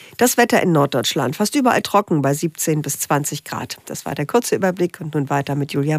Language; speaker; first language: German; native; German